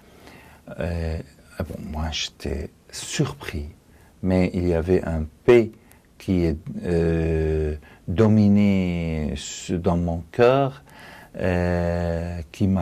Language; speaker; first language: French; non-native, fluent; Arabic